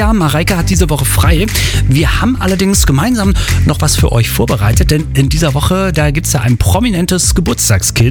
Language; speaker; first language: German; native; German